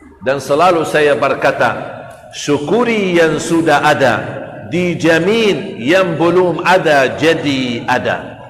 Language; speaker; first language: Malay; non-native, fluent; Arabic